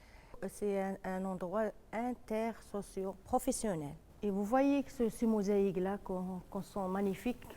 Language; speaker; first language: French; non-native, fluent; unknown